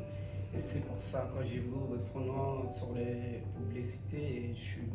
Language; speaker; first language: French; non-native, fluent; Bangla